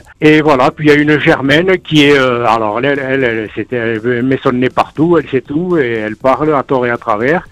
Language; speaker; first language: French; native; French